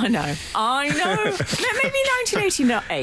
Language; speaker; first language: English; native; English